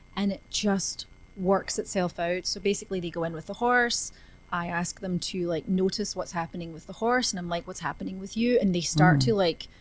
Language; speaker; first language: English; native; English